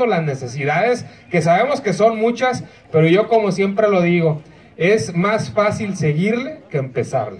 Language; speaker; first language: Spanish; native; Spanish